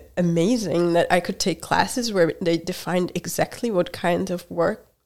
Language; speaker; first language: English; non-native, fluent; Hungarian